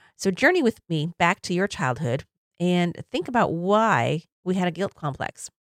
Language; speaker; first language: English; native; English